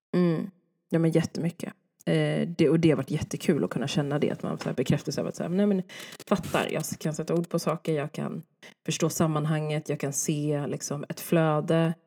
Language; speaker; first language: Swedish; native; Swedish